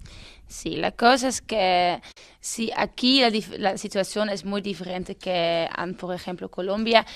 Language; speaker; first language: Spanish; non-native, learner; Dutch